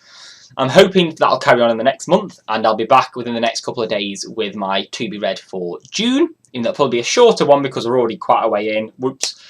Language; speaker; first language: English; native; English